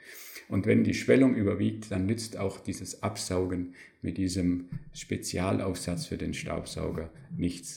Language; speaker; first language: German; native; German